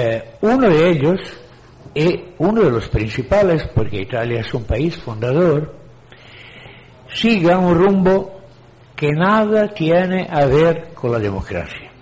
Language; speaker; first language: Spanish; non-native, fluent; Italian